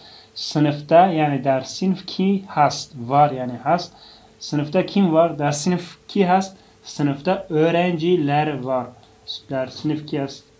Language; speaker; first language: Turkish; non-native, fluent; Tajik